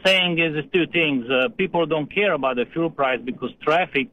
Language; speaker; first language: English; non-native, fluent; Romanian